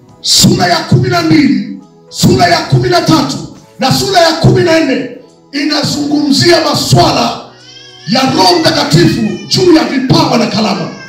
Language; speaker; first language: Swahili; native; Swahili